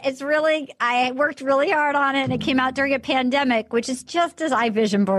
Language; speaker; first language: English; native; English